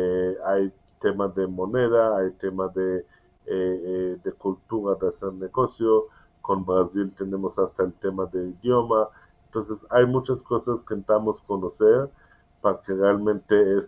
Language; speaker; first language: Spanish; non-native, learner; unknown